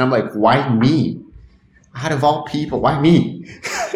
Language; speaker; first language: English; non-native, fluent; Spanish